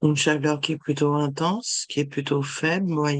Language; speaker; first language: French; native; French